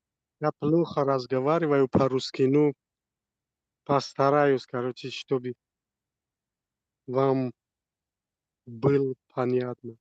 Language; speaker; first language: Russian; non-native, learner; Tajik